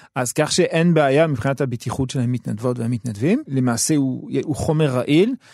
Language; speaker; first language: Hebrew; early bilingual, other home language; French